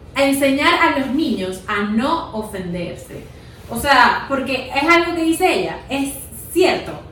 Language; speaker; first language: Spanish; native; Spanish